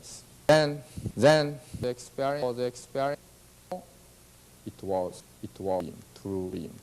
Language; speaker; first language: English; non-native, learner; Japanese